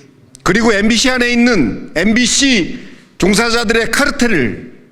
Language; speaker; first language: Korean; native; Korean